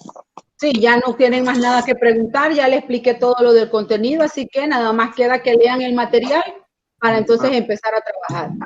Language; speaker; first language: Spanish; native; Spanish